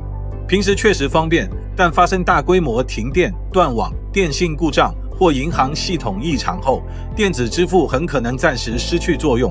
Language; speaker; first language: Chinese; native; Chinese